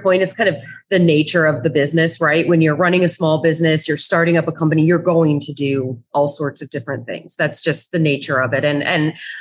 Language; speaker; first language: English; native; English